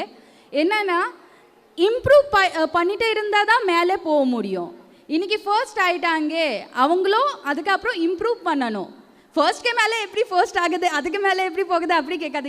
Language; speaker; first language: Tamil; non-native, local second language; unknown